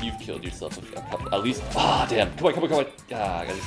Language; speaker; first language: English; native; English